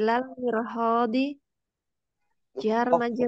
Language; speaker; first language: Arabic; non-native, learner; Malay